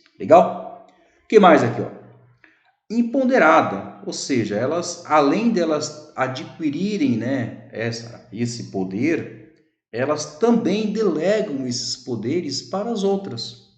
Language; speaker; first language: Portuguese; native; Portuguese